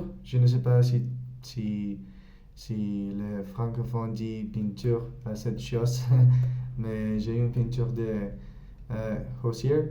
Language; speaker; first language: French; non-native, learner; Spanish